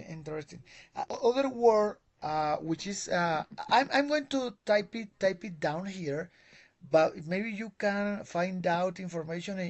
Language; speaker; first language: English; non-native, learner; Spanish